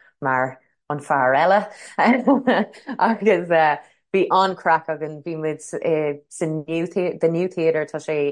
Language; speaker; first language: Irish; non-native, local second language; English